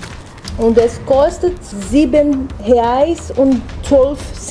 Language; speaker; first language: German; non-native, learner; Portuguese